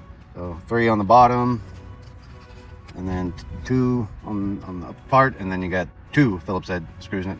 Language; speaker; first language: English; native; English